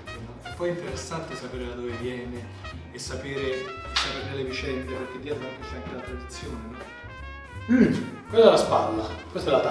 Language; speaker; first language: Italian; native; Italian